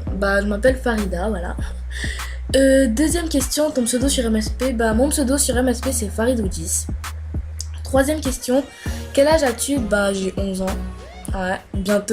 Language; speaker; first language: French; native; French